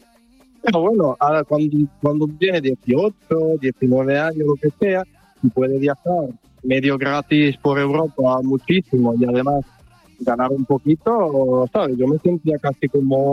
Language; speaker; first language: Spanish; non-native, fluent; Italian